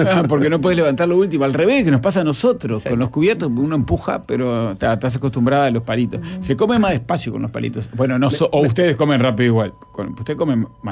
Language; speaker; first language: Spanish; native; Spanish